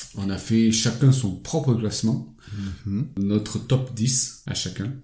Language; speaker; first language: French; early bilingual, other home language; Lao